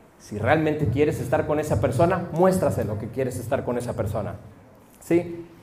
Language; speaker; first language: Spanish; early bilingual, heritage; Spanish